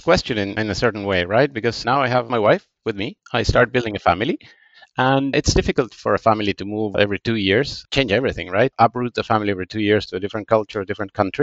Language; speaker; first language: English; non-native, fluent; Spanish